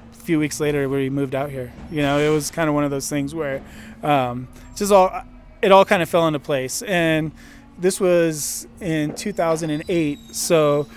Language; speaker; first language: English; native; English